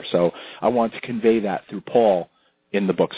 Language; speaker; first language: English; native; English